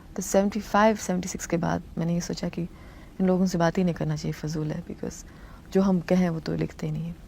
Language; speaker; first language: Hindi; non-native, local second language; Tamil